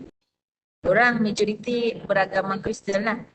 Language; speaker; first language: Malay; non-native, local second language; Buginese